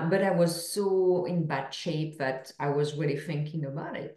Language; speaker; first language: English; non-native, fluent; French